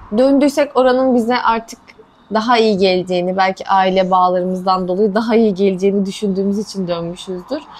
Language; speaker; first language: Turkish; native; Turkish